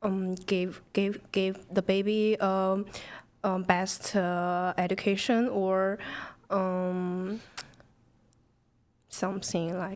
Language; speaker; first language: English; non-native, learner; Chinese